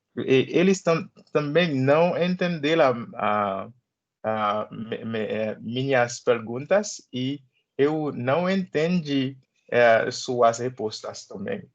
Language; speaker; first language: Portuguese; non-native, learner; Haitian Creole